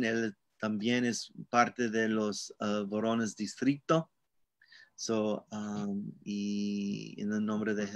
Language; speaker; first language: Spanish; non-native, learner; English